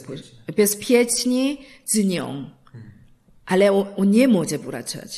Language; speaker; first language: Polish; non-native, learner; Korean